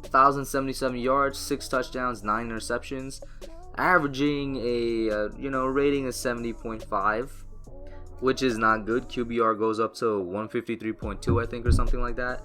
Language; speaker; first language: English; native; English